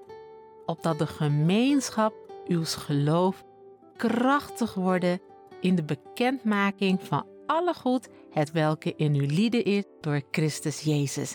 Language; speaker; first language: Dutch; native; Dutch